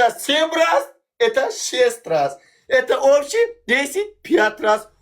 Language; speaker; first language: Russian; non-native, learner; Turkmen